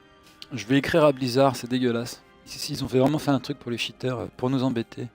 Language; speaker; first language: French; native; French